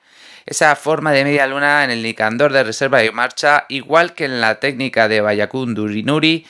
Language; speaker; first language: Spanish; native; Spanish